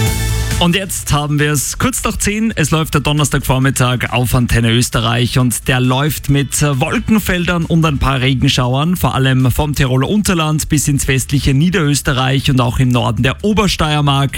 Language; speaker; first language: German; native; German